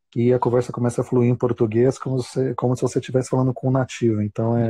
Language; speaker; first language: Portuguese; native; Portuguese